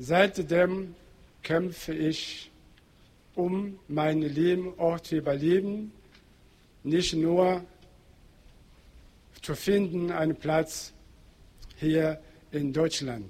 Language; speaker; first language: German; non-native, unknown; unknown